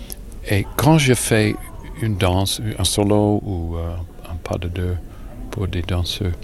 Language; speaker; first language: French; non-native, learner; English